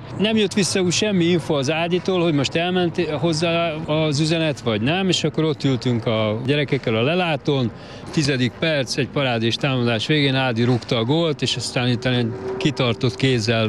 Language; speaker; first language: Hungarian; native; Hungarian